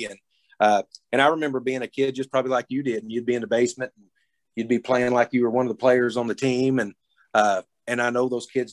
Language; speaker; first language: English; native; English